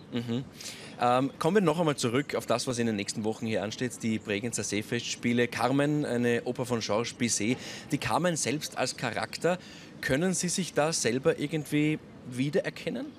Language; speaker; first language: German; native; German